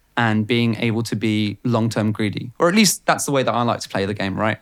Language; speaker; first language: English; non-native, fluent; Bulgarian